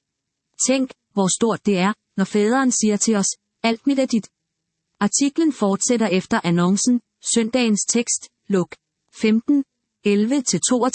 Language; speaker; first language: Danish; native; Danish